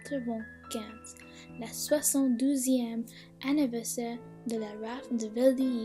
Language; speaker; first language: French; non-native, learner; English